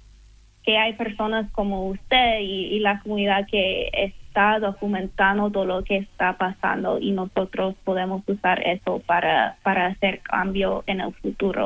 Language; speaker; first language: Spanish; non-native, fluent; English